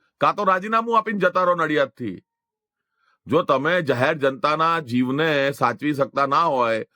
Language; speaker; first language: Gujarati; non-native, local second language; Hindi